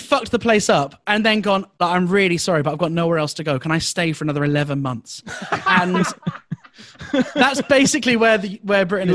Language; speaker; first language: English; native; English